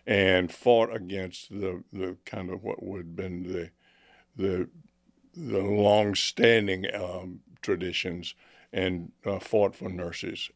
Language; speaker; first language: English; native; English